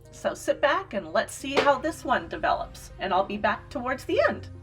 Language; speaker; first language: English; native; English